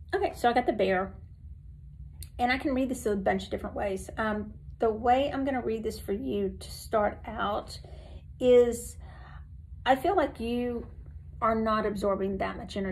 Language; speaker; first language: English; native; English